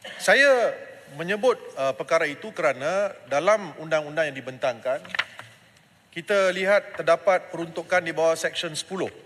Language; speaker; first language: Malay; non-native, local second language; Tamil